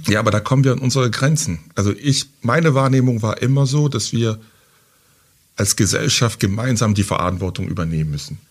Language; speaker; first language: German; early bilingual, other home language; French